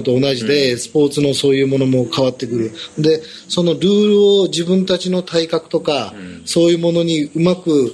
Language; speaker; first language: Japanese; native; Japanese